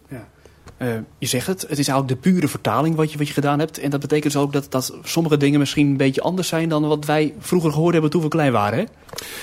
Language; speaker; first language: Dutch; native; Dutch